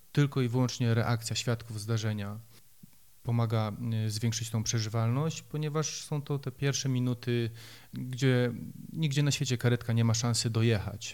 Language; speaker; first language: Polish; native; Polish